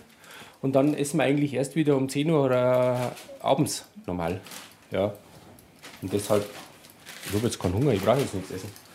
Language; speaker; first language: German; native; German